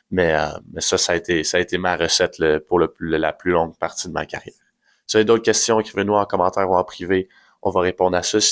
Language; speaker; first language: French; native; French